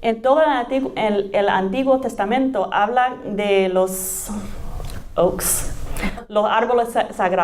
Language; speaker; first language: Spanish; non-native, fluent; English